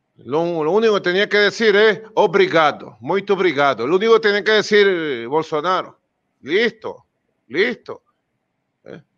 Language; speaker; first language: Spanish; native; Spanish